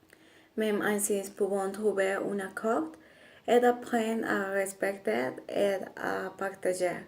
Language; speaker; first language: French; non-native, learner; Spanish